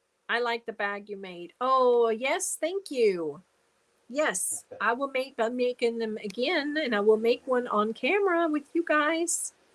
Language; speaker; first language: English; early bilingual, other home language; German